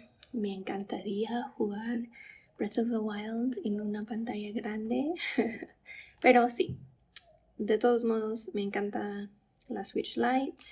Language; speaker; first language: Spanish; non-native, fluent; English